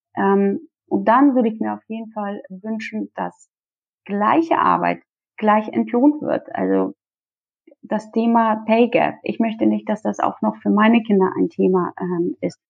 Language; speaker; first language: German; early bilingual, other home language; Russian